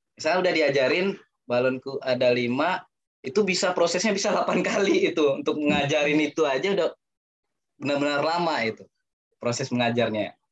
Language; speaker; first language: Indonesian; non-native, local second language; Minangkabau